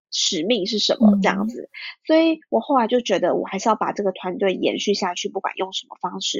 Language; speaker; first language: Chinese; early bilingual, heritage; Chinese